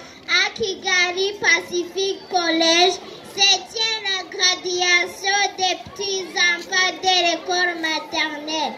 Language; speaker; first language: French; non-native, learner; Kinyarwanda